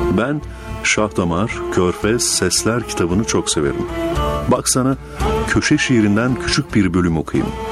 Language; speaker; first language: Turkish; native; Turkish